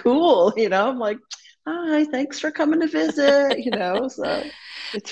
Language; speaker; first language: English; native; English